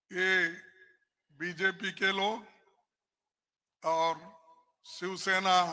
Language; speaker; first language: Hindi; non-native, local second language; Kannada